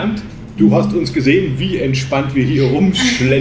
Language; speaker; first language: German; native; German